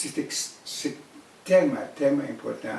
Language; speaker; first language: French; non-native, fluent; Cree